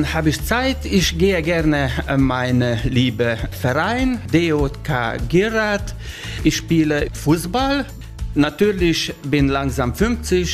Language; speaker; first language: German; non-native, learner; Hungarian